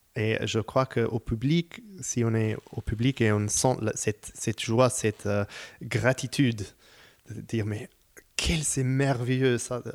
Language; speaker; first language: French; non-native, fluent; Hebrew